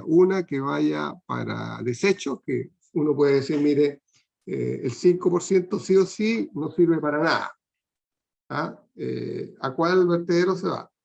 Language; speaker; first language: Spanish; non-native, fluent; Portuguese